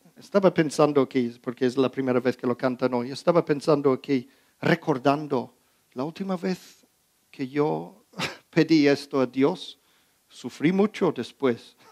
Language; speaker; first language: Spanish; early bilingual, heritage; Spanish